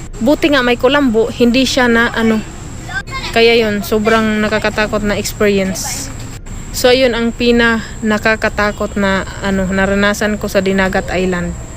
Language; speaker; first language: Filipino; non-native, local second language; Cebuano